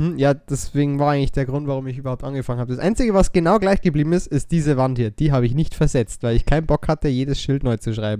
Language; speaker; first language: German; native; German